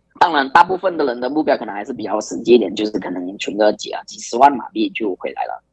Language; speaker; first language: Chinese; native; Chinese